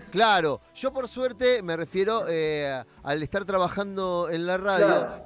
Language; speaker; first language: Spanish; native; Spanish